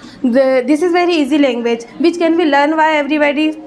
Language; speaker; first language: English; non-native, learner; Hindi